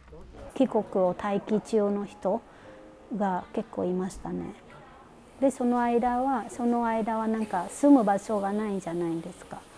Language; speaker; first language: Japanese; non-native, fluent; Vietnamese